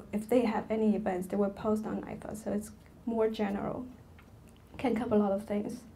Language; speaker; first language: English; non-native, fluent; Chinese